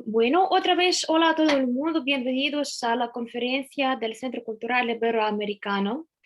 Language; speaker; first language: Spanish; non-native, fluent; Russian